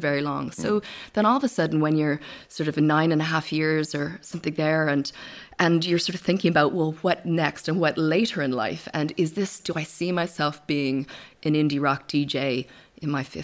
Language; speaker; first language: English; native; English